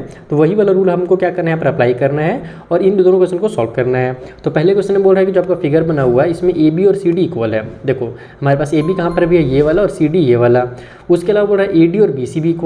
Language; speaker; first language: Hindi; native; Hindi